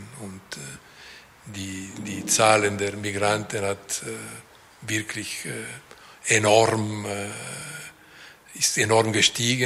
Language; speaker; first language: German; non-native, local second language; Italian